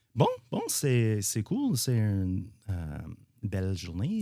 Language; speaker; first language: French; non-native, learner; English